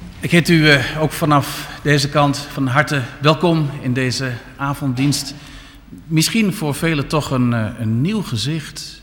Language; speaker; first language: Dutch; native; Dutch